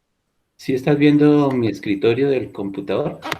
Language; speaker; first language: Spanish; native; Spanish